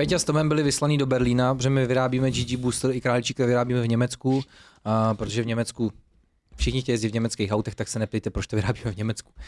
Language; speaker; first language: Czech; native; Czech